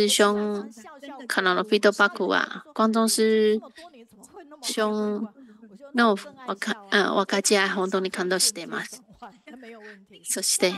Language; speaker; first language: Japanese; non-native, fluent; Chinese